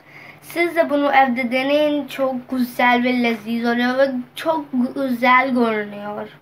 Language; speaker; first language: Turkish; non-native, learner; Urdu